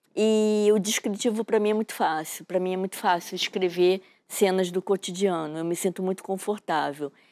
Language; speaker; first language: Portuguese; native; Portuguese